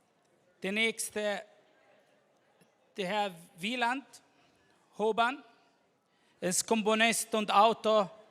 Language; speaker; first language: German; non-native, learner; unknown